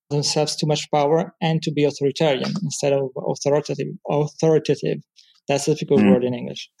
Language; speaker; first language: English; non-native, fluent; Italian